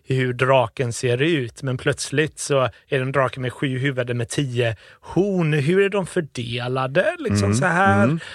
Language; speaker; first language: Swedish; native; Swedish